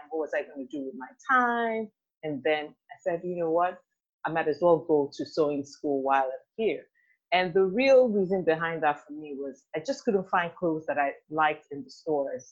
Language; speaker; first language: English; non-native, local second language; Igbo